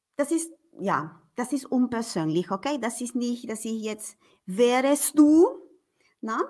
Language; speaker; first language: German; non-native, fluent; Spanish